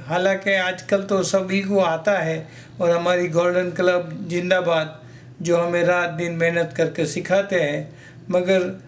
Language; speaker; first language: Hindi; non-native, local second language; Gujarati